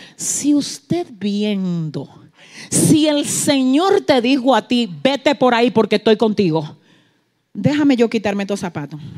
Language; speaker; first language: Spanish; early bilingual, heritage; Spanish